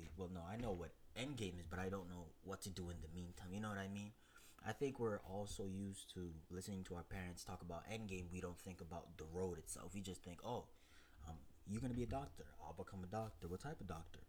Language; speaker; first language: English; native; English